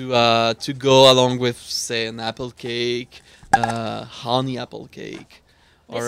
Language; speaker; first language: English; non-native, fluent; French